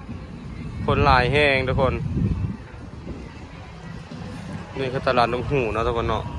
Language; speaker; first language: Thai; non-native, local second language; Northeastern Thai